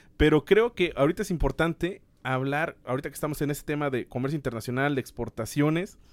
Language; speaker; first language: Spanish; native; Spanish